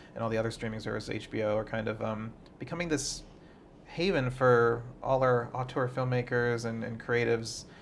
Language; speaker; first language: English; native; English